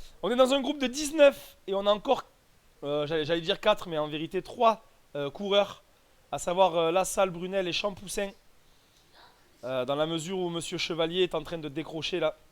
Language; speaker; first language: French; native; French